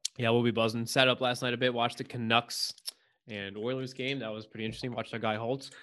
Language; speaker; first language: English; native; English